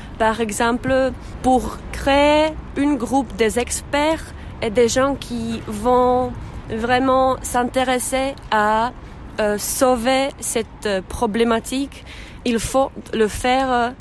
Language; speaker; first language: French; non-native, learner; Czech